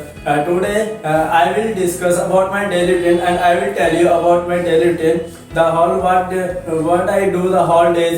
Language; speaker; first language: English; non-native, learner; Hindi